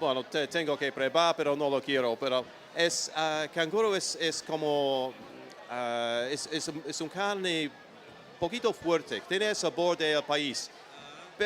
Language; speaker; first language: Spanish; non-native, learner; English